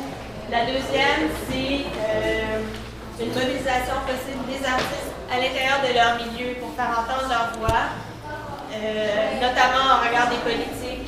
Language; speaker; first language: French; native; French